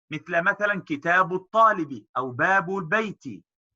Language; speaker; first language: Arabic; non-native, fluent; English